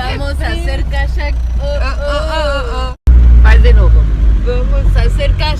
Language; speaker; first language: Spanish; non-native, fluent; Portuguese